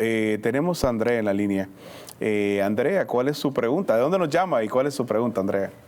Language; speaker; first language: Spanish; native; Spanish